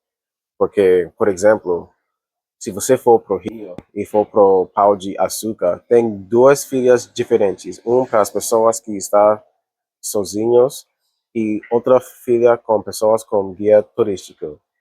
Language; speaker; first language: Portuguese; non-native, learner; English